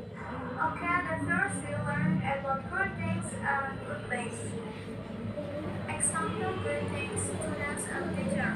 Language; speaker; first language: English; non-native, learner; Indonesian